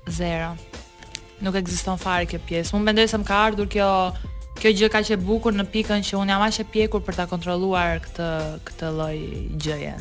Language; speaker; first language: Albanian; early bilingual, heritage; Albanian